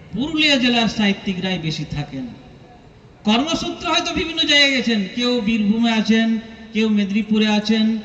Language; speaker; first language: Bangla; non-native, local second language; Santali